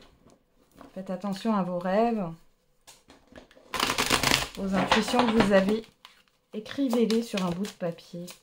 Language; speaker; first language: French; native; French